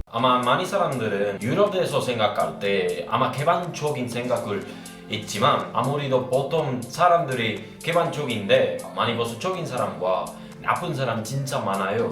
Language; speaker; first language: Korean; non-native, learner; Spanish